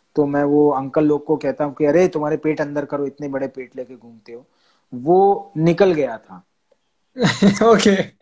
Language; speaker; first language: Hindi; non-native, local second language; Gujarati